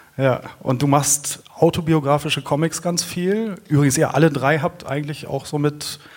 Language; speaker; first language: German; native; German